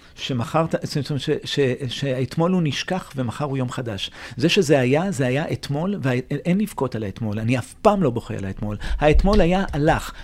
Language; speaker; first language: Hebrew; native; Hebrew